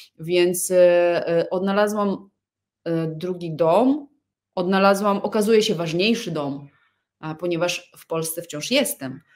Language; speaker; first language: Polish; early bilingual, other home language; Russian